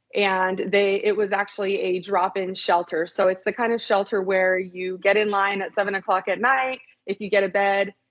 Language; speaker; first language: English; native; English